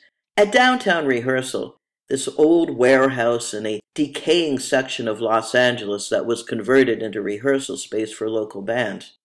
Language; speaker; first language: English; native; English